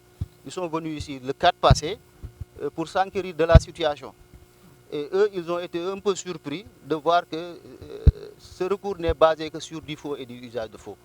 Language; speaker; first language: French; non-native, local second language; Wolof